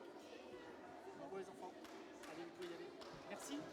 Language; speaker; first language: French; native; French